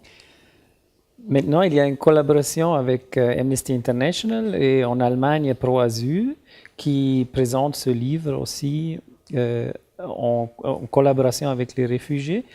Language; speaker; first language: French; non-native, learner; German